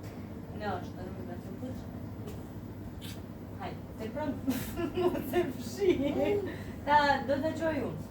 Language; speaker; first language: Italian; non-native, learner; Albanian